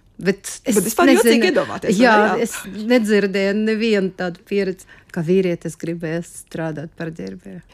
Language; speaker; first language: Latvian; non-native, local second language; Russian